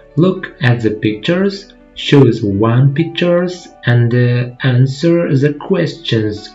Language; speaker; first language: English; non-native, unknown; Kazakh